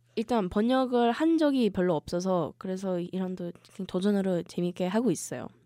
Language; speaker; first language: Korean; early bilingual, heritage; Korean